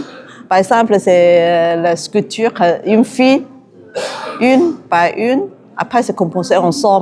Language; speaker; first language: French; non-native, learner; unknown